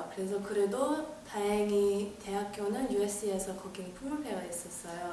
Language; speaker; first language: Korean; early bilingual, heritage; Korean